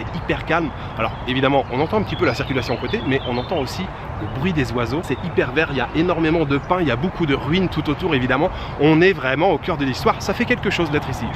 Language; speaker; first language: French; native; French